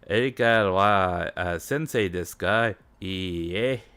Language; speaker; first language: Japanese; non-native, learner; English